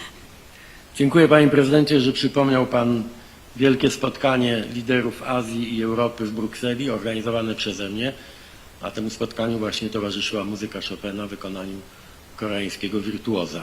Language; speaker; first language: Polish; native; Polish